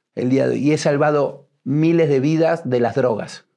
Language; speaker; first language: Spanish; native; Spanish